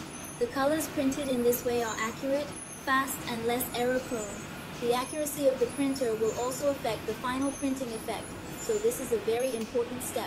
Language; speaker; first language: English; non-native, fluent; Chinese